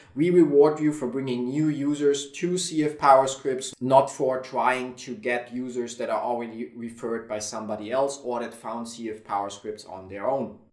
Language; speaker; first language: English; non-native, fluent; German